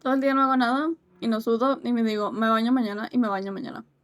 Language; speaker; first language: Spanish; early bilingual, heritage; Spanish